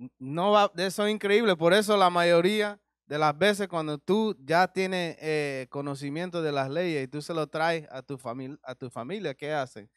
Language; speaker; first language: Spanish; early bilingual, heritage; Spanish